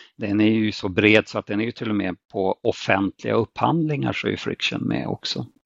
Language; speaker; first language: Swedish; native; Swedish